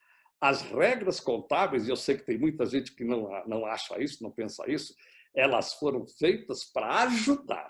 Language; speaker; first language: Portuguese; native; Portuguese